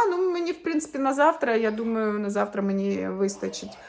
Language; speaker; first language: Ukrainian; native; Ukrainian